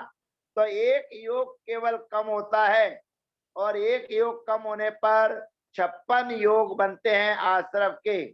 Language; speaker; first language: Hindi; native; Hindi